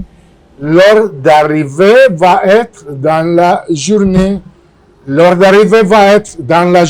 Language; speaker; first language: French; non-native, fluent; Spanish